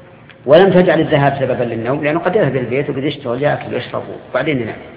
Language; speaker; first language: Arabic; native; Arabic